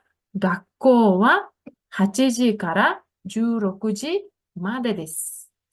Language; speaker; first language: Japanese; non-native, fluent; Mongolian